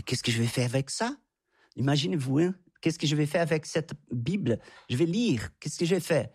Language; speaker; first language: French; non-native, fluent; Portuguese